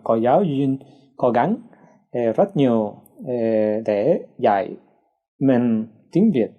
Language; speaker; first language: Vietnamese; non-native, learner; Spanish